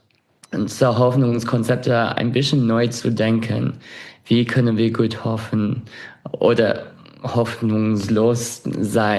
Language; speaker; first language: German; non-native, fluent; English